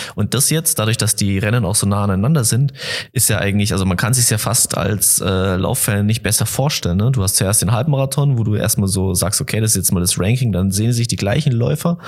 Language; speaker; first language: German; native; German